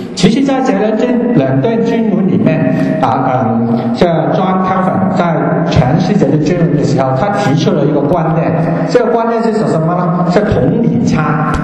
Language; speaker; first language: Chinese; non-native, local second language; Cantonese